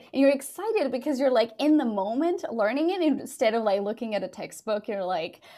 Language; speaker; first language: English; non-native, fluent; Portuguese